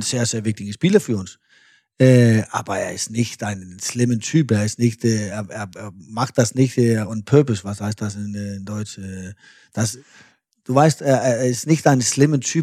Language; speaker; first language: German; non-native, fluent; Danish